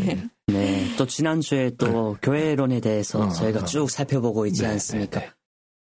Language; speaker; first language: Korean; native; Korean